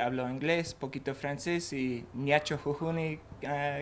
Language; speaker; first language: Spanish; non-native, fluent; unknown